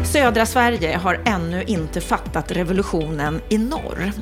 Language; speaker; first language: Swedish; native; Swedish